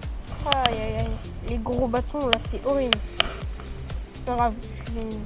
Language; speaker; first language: French; native; French